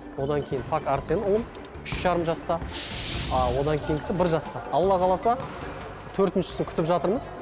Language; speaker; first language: Kazakh; non-native, local second language; Russian